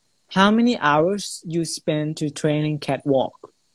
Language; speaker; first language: English; non-native, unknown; Thai